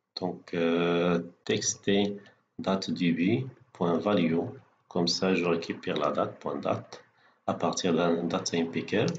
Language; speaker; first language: French; non-native, local second language; Arabic